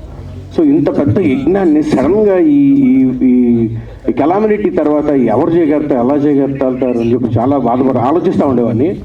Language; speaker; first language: Telugu; native; Telugu